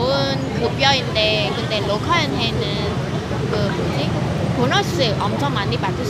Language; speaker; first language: Korean; non-native, fluent; Vietnamese